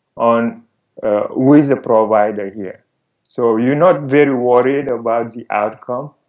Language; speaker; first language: English; non-native, fluent; Wolof